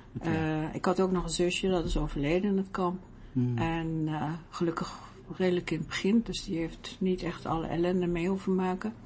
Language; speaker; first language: Dutch; native; Dutch